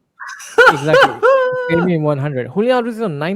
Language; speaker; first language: English; non-native, fluent; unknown